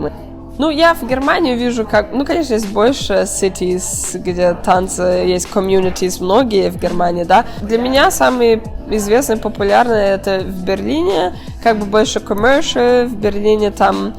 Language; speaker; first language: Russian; early bilingual, heritage; Russian